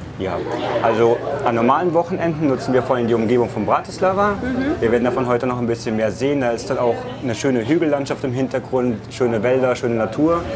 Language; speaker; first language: German; native; German